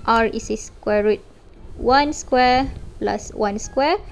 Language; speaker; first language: English; non-native, local second language; Malay